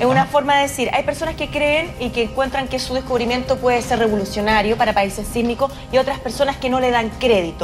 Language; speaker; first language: Spanish; native; Spanish